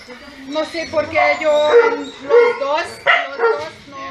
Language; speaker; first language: Spanish; non-native, learner; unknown